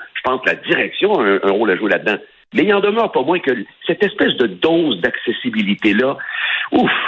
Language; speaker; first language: French; native; French